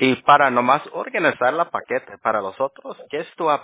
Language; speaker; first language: Spanish; early bilingual, heritage; Spanish